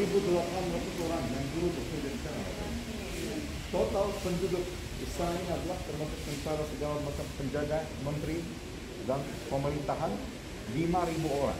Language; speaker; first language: Indonesian; non-native, fluent; Turkish